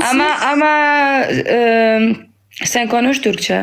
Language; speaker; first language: Turkish; non-native, learner; Albanian